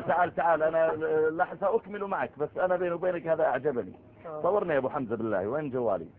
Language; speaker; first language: Arabic; native; Arabic